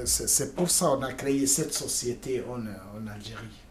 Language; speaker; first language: French; non-native, learner; Spanish